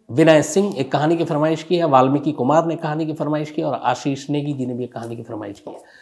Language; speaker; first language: Hindi; native; Hindi